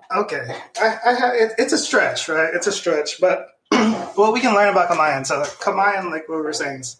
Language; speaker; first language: English; non-native, local second language; Filipino